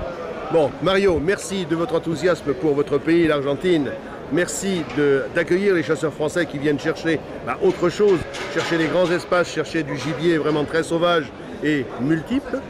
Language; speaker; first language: French; native; French